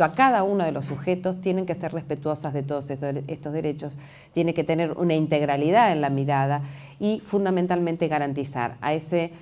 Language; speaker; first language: Spanish; native; Spanish